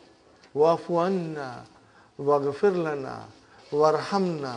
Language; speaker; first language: Arabic; non-native, fluent; English